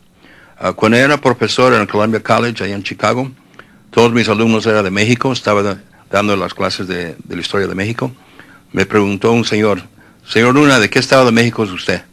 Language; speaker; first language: Spanish; early bilingual, heritage; Spanish